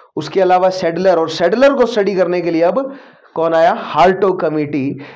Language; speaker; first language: Hindi; native; Hindi